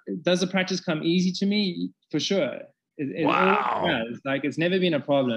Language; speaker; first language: English; native; English